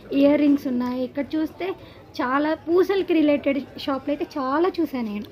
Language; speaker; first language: Telugu; native; Telugu